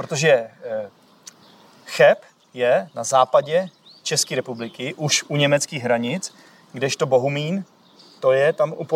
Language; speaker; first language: Czech; native; Czech